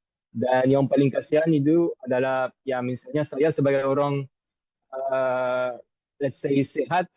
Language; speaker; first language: Indonesian; non-native, fluent; French